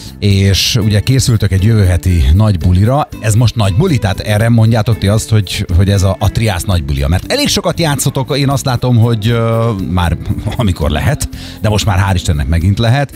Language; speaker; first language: Hungarian; native; Hungarian